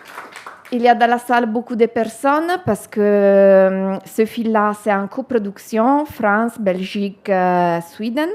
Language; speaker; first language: French; non-native, learner; Italian